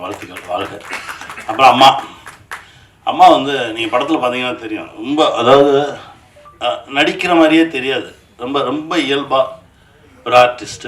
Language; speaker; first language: Tamil; native; Tamil